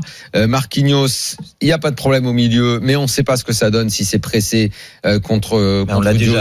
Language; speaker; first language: French; native; French